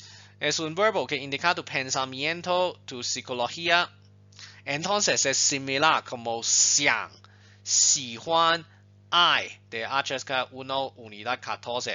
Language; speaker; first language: Spanish; non-native, fluent; Chinese